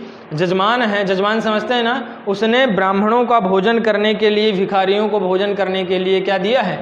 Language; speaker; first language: Hindi; native; Hindi